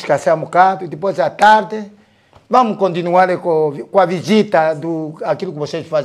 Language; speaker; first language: Portuguese; non-native, local second language; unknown